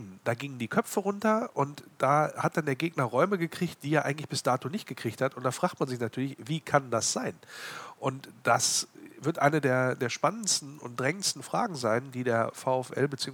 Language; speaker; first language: German; native; German